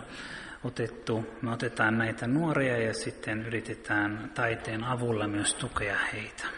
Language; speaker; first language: Finnish; early bilingual, heritage; Finnish